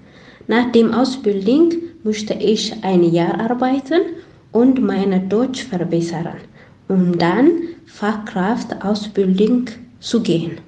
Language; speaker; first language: German; non-native, learner; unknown